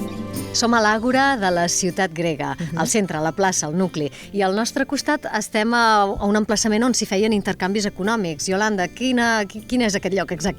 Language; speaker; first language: Catalan; native; Catalan